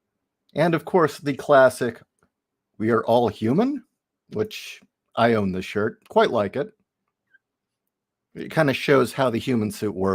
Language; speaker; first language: English; native; English